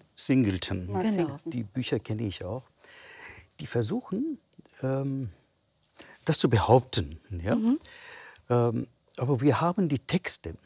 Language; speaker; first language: German; non-native, fluent; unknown